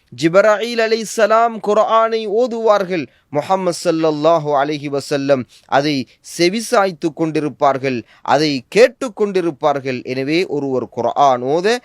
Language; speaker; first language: Tamil; native; Tamil